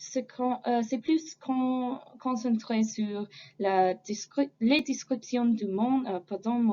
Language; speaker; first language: French; non-native, fluent; English